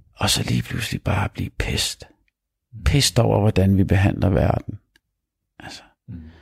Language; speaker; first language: Danish; early bilingual, other home language; Arabic